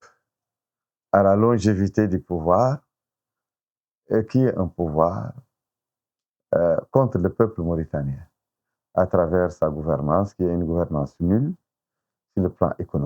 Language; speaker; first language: French; non-native, local second language; Arabic